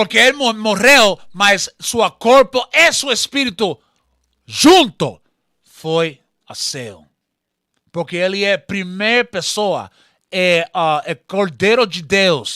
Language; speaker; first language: Portuguese; non-native, learner; Spanish